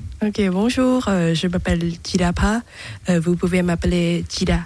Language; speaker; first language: French; non-native, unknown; Thai